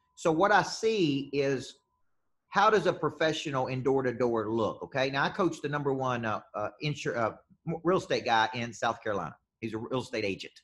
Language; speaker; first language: English; native; English